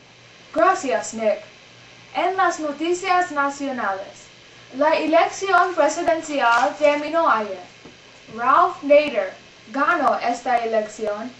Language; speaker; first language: Spanish; non-native, learner; English